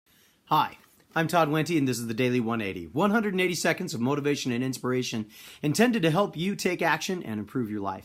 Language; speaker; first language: English; native; English